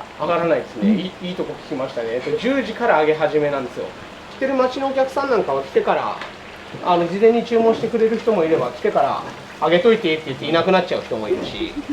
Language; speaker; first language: Japanese; native; Japanese